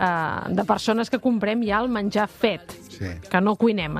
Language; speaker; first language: Catalan; native; Catalan